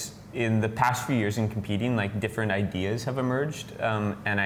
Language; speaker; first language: English; native; English